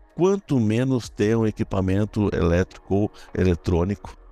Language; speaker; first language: Portuguese; native; Portuguese